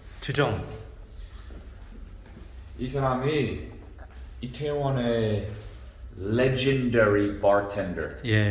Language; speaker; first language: Korean; non-native, learner; English